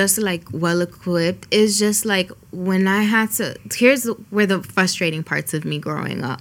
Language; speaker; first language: English; early bilingual, other home language; Spanish